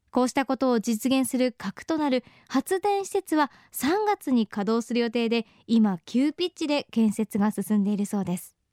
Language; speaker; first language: Japanese; native; Japanese